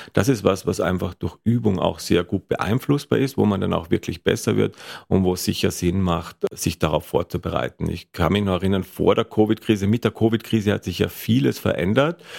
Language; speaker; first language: German; native; German